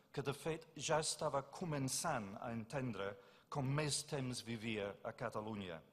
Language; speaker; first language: Catalan; non-native, fluent; English